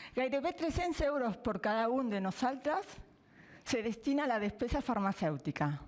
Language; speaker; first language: Catalan; non-native, fluent; Spanish